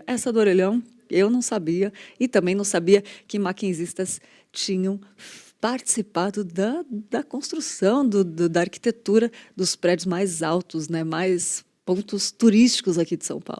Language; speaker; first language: Portuguese; native; Portuguese